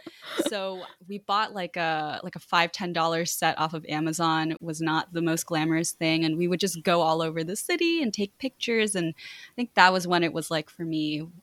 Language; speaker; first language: English; native; English